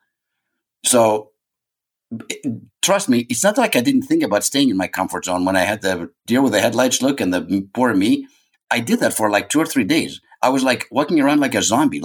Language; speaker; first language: English; non-native, fluent; Greek